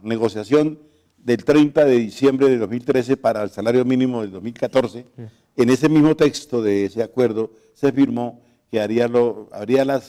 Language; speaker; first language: Spanish; native; Spanish